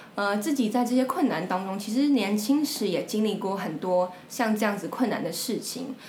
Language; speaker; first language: Chinese; non-native, local second language; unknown